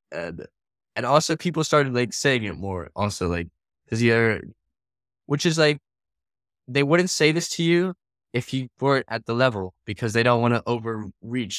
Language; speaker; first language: English; early bilingual, other home language; Dutch